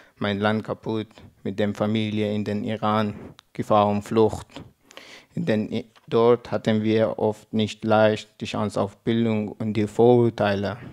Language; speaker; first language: German; non-native, learner; Persian